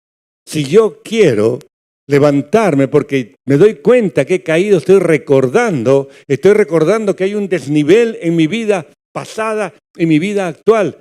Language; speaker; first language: Spanish; native; Spanish